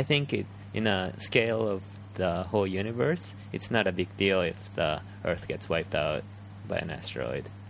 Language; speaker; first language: English; early bilingual, other home language; Japanese